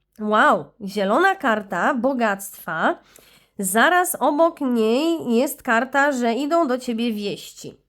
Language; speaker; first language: Polish; native; Polish